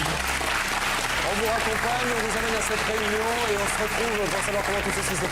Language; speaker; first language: French; native; French